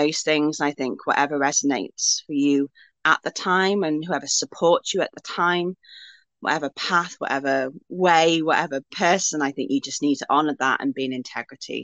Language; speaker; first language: English; native; English